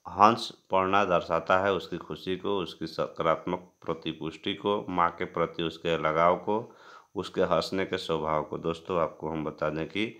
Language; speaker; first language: Hindi; native; Hindi